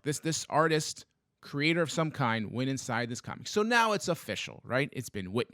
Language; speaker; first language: English; native; English